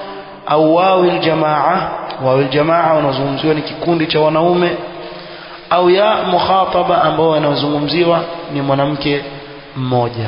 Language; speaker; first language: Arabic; non-native, fluent; Swahili